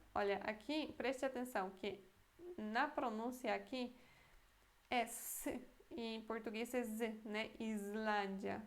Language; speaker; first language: Portuguese; native; Portuguese